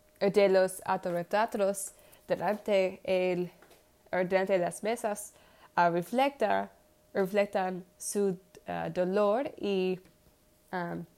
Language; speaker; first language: Spanish; non-native, learner; English